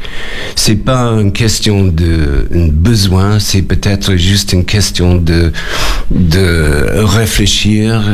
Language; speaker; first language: French; non-native, learner; English